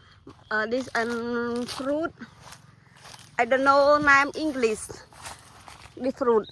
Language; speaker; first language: English; non-native, learner; Khmer